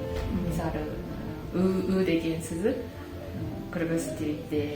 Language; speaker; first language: Kyrgyz; non-native, learner; Japanese